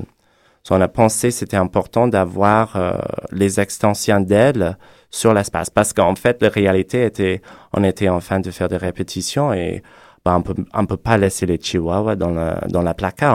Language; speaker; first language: French; non-native, fluent; English